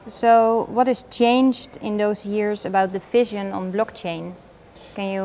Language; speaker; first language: English; non-native, fluent; Dutch